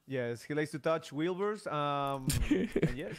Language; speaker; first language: English; non-native, learner; Spanish